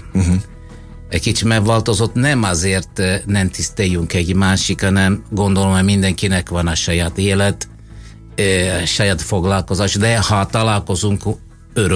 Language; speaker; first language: Hungarian; non-native, learner; Italian